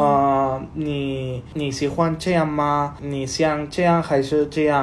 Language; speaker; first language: Chinese; non-native, learner; Spanish